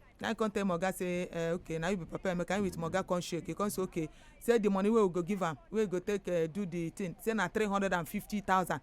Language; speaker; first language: Nigerian Pidgin; non-native, local second language; Igbo